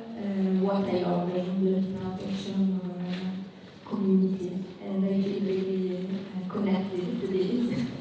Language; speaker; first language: English; non-native, learner; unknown